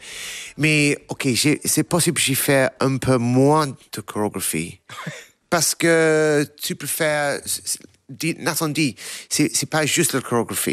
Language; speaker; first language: French; non-native, learner; English